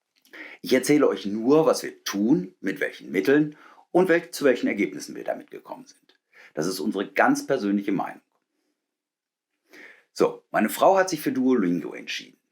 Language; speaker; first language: German; native; German